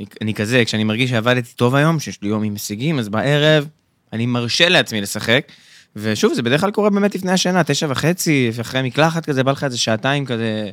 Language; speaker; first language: Hebrew; native; Hebrew